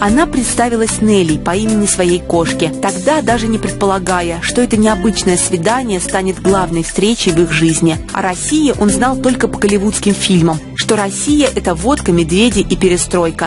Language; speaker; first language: Russian; native; Russian